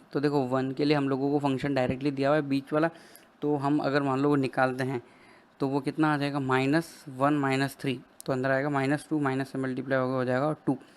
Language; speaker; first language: Hindi; native; Hindi